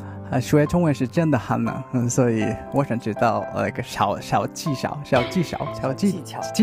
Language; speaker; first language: Chinese; non-native, fluent; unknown